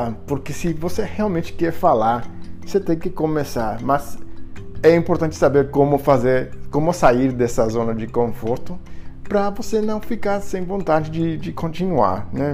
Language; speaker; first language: Portuguese; non-native, fluent; English